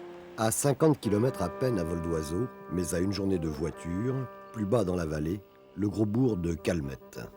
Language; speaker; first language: French; native; French